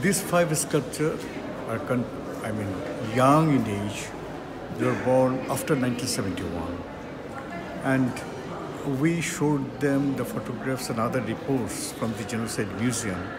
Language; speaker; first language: English; non-native, local second language; Bangla